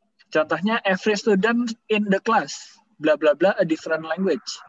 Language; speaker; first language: English; non-native, fluent; Indonesian